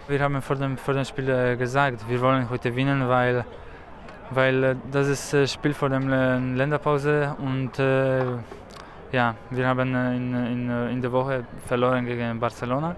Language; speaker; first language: Dutch; non-native, learner; Polish